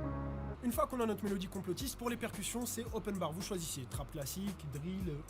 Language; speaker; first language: French; native; French